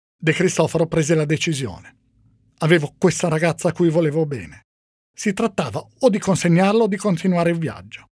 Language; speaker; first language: Italian; native; Italian